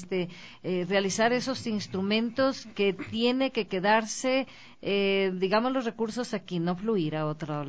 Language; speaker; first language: Spanish; native; Spanish